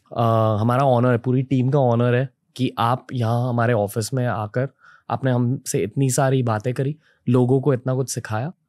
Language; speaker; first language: Hindi; native; Hindi